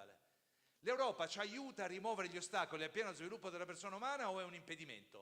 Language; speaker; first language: Italian; native; Italian